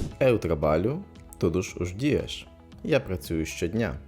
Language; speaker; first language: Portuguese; non-native, fluent; Ukrainian